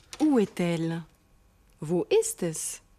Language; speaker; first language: French; non-native, fluent; German